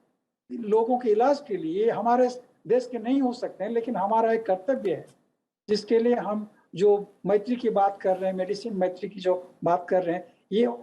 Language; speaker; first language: Hindi; non-native, fluent; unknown